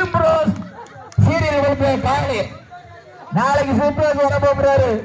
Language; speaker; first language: Tamil; native; Tamil